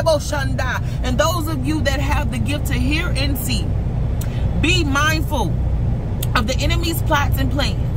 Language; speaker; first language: English; native; English